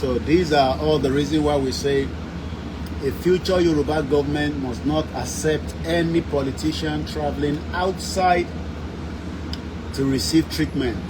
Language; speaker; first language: English; non-native, local second language; Yoruba